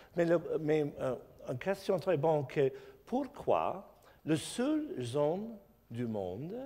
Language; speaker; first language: French; non-native, learner; English